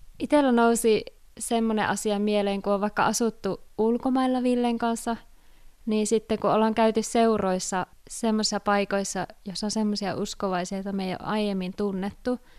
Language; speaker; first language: Finnish; non-native, fluent; English